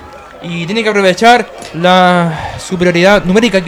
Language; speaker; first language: Spanish; native; Spanish